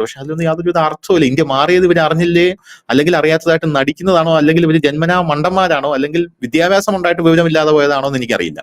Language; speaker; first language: Malayalam; native; Malayalam